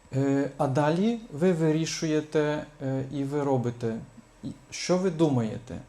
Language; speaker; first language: Ukrainian; native; Ukrainian